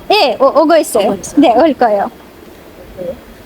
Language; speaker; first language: Korean; non-native, learner; Bangla